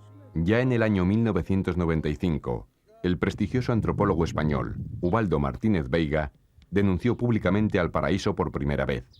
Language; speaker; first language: Spanish; native; Spanish